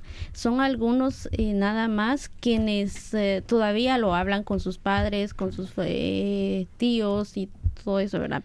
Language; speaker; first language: Spanish; non-native, local second language; Kaqchikel